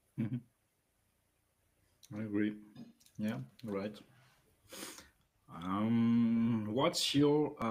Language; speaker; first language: English; non-native, learner; French